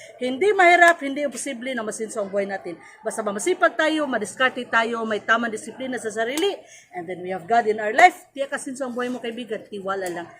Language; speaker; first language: Filipino; non-native, local second language; Cebuano